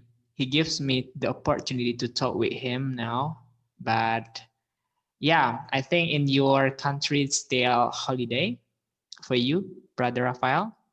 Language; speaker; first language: English; non-native, learner; Indonesian